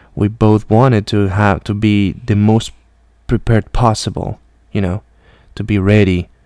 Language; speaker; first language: English; non-native, fluent; Spanish